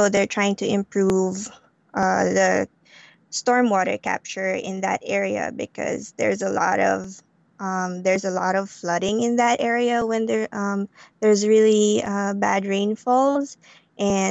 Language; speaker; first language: English; non-native, local second language; Filipino